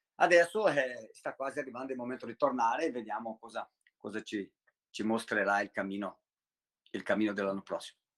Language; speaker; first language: Italian; non-native, fluent; Portuguese